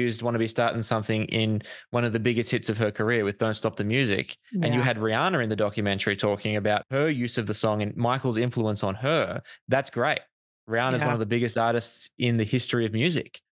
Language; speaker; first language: English; native; English